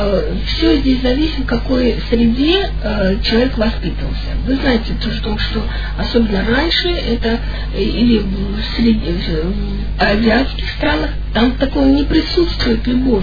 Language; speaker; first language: Russian; native; Russian